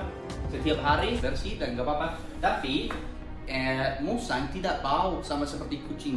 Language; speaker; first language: Indonesian; non-native, learner; English